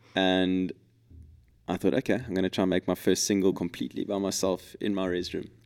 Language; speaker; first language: English; native; English